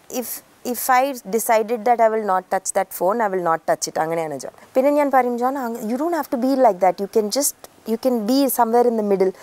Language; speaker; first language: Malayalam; early bilingual, heritage; Malayalam